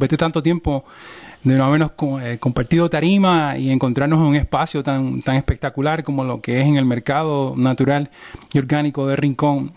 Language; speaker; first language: Spanish; native; Spanish